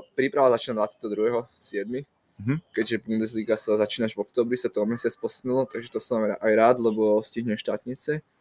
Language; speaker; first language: Slovak; native; Slovak